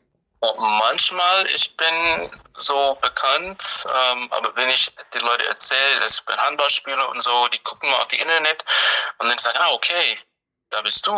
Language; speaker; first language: German; non-native, fluent; English